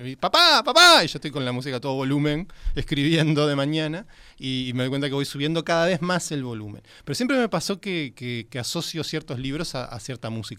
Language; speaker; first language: Spanish; native; Spanish